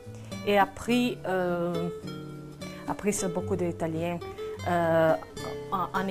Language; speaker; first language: French; non-native, learner; Slovak